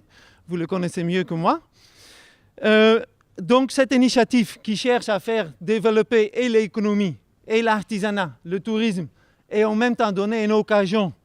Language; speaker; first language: French; non-native, fluent; Dutch